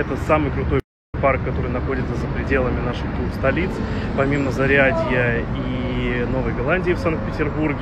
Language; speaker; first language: Russian; native; Russian